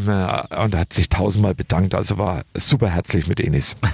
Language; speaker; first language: German; native; German